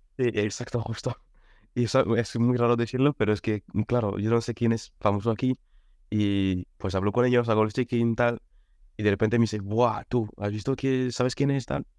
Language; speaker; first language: Spanish; non-native, fluent; French